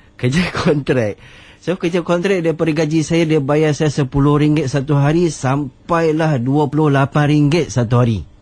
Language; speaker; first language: Malay; non-native, local second language; Chinese